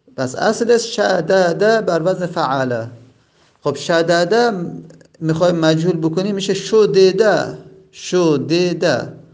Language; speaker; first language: Persian; non-native, local second language; Azerbaijani